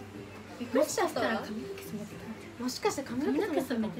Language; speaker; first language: Japanese; native; Japanese